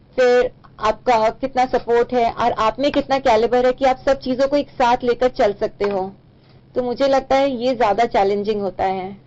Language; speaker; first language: Hindi; native; Hindi